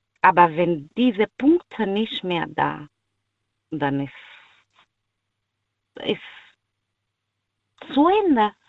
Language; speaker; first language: German; non-native, learner; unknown